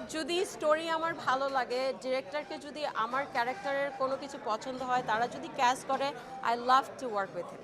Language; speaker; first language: Bangla; early bilingual, heritage; Bangla